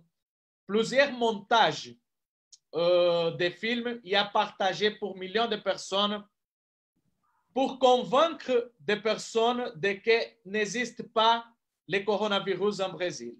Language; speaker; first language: French; non-native, fluent; Portuguese